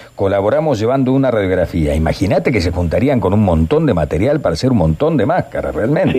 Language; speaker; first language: Spanish; native; Spanish